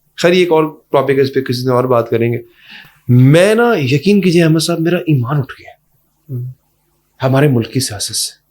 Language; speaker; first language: Urdu; native; Urdu